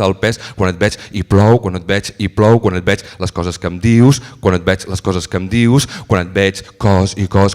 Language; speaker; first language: Catalan; native; Catalan